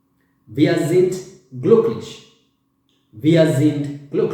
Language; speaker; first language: German; non-native, fluent; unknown